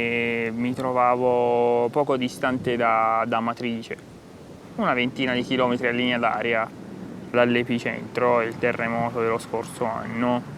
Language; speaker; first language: Italian; native; Italian